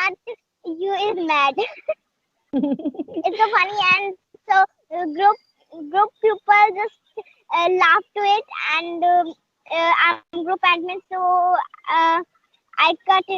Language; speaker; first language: English; non-native, learner; Hindi